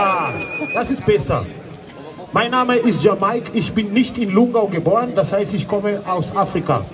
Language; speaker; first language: German; non-native, fluent; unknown